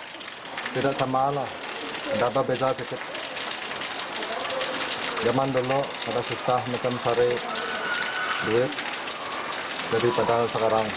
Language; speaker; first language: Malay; non-native, local second language; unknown